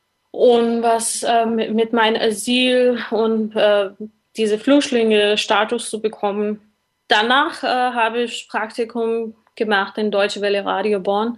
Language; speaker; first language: German; non-native, learner; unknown